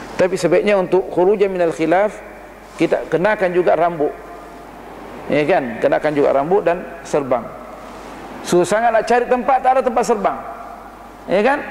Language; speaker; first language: Malay; non-native, fluent; Arabic